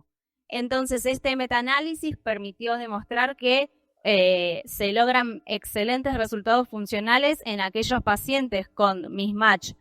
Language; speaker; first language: Spanish; native; Spanish